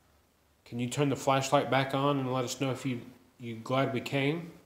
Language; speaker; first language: English; native; English